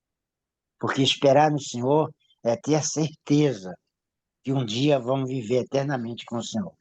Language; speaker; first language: Portuguese; native; Portuguese